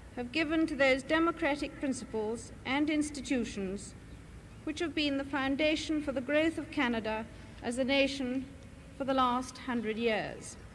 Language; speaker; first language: English; early bilingual, other home language; French